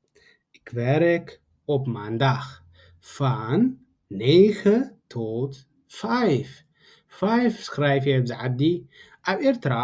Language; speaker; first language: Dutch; non-native, fluent; Tigrinya